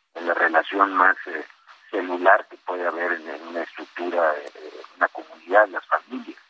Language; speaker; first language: Spanish; native; Spanish